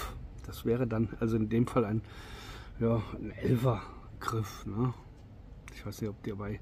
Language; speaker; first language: German; native; German